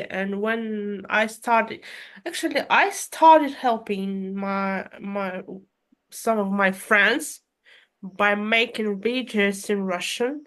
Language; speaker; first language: English; non-native, fluent; Russian